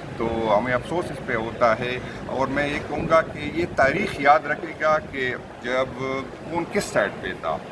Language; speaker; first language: Urdu; non-native, local second language; Pashto